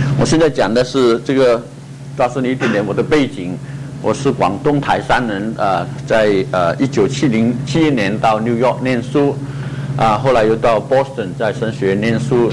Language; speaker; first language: Chinese; non-native, local second language; Cantonese